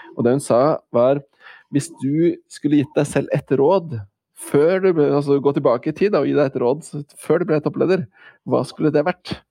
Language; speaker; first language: Norwegian; native; Norwegian